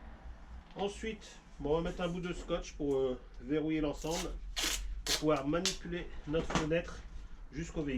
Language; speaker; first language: French; native; French